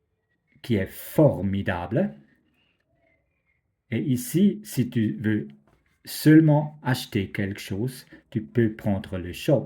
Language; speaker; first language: French; non-native, fluent; German